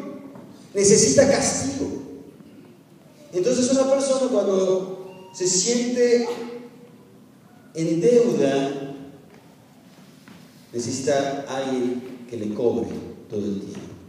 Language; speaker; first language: Spanish; native; Spanish